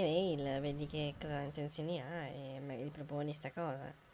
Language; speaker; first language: Italian; native; Italian